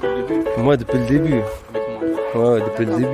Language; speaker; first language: French; non-native, fluent; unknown